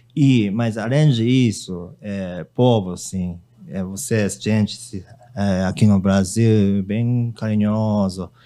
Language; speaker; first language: Portuguese; non-native, learner; Japanese